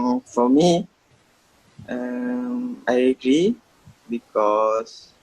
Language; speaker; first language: English; non-native, learner; Malay